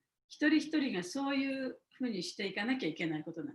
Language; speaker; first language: Japanese; native; Japanese